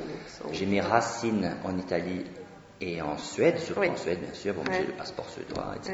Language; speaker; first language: French; non-native, fluent; Swedish